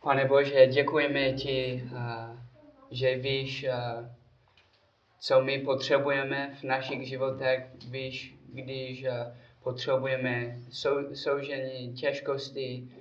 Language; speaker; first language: Czech; non-native, learner; English